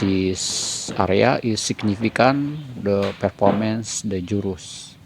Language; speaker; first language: English; non-native, learner; Indonesian